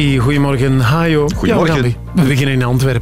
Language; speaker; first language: Dutch; native; Dutch